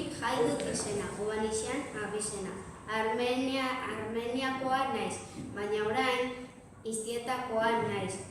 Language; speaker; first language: Basque; early bilingual, other home language; Armenian